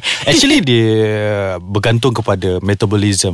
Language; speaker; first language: English; non-native, local second language; Malay